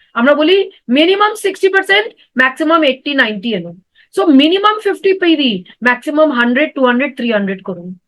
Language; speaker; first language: Bangla; non-native, local second language; Hindi